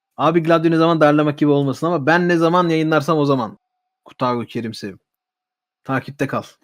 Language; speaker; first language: Turkish; native; Turkish